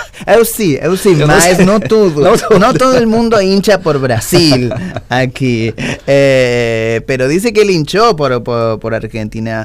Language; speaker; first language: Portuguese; non-native, learner; Spanish